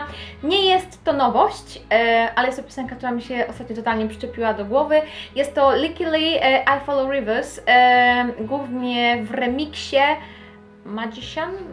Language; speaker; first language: Polish; native; Polish